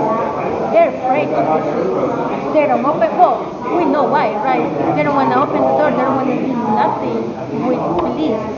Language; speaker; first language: English; non-native, local second language; Spanish